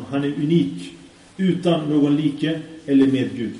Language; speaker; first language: Swedish; early bilingual, other home language; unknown